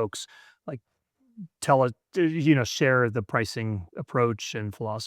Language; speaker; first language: English; native; English